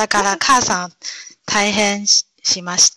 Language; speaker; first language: Japanese; non-native, learner; Chinese